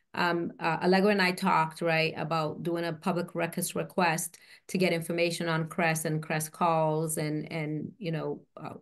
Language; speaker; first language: English; native; English